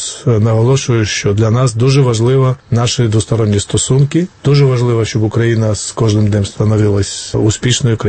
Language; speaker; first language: Ukrainian; non-native, fluent; Georgian